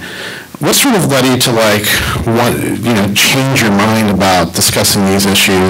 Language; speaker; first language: English; native; English